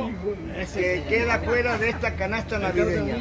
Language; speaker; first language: Spanish; native; Spanish